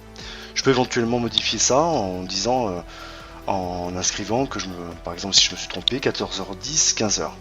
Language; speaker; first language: French; native; French